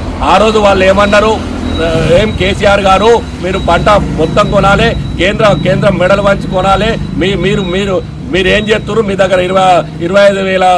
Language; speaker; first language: Telugu; native; Telugu